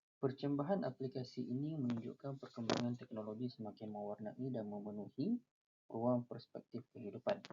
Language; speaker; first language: Malay; native; Malay